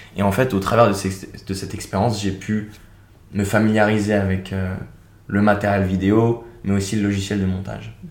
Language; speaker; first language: French; native; French